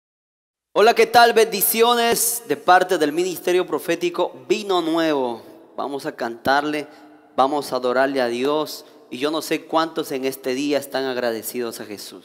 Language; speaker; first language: Spanish; native; Spanish